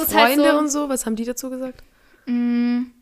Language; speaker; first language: German; native; German